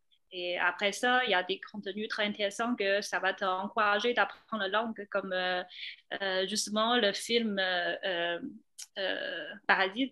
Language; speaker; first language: French; non-native, fluent; Chinese